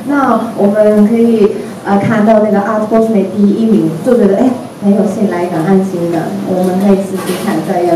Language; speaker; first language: Chinese; non-native, fluent; Japanese